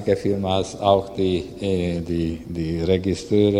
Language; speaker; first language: German; non-native, learner; Hungarian